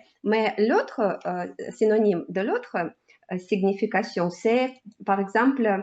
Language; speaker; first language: French; non-native, learner; Russian